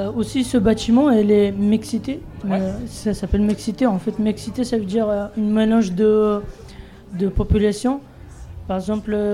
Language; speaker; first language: French; non-native, fluent; Bangla